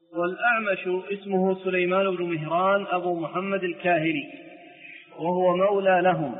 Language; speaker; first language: Arabic; native; Arabic